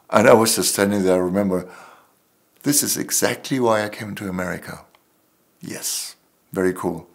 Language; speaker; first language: English; non-native, fluent; German